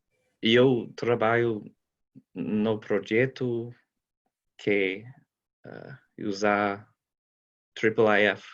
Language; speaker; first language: Portuguese; non-native, learner; English